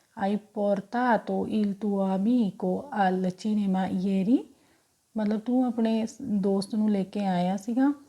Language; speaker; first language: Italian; non-native, fluent; Punjabi